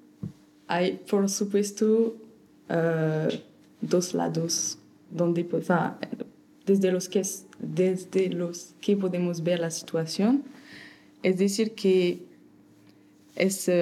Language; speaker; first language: Spanish; non-native, fluent; French